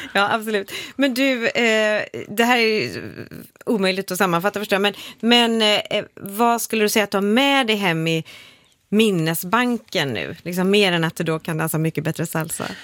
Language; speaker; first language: Swedish; native; Swedish